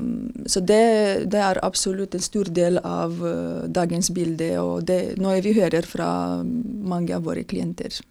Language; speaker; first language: Norwegian; non-native, fluent; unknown